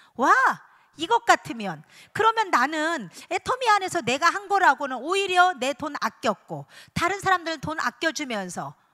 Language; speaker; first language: Korean; native; Korean